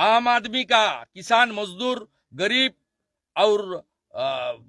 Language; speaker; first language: Hindi; non-native, local second language; Bangla